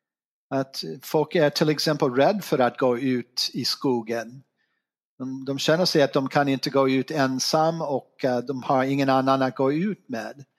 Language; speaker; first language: Swedish; non-native, fluent; English